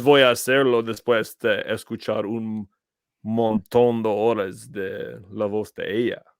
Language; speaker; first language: Spanish; non-native, fluent; English